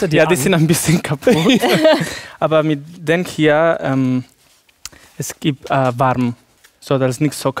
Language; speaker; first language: German; non-native, learner; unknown